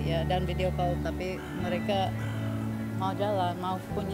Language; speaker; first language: Indonesian; non-native, fluent; English